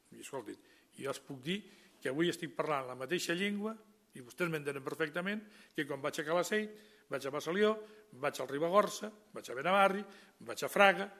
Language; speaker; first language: Catalan; native; Catalan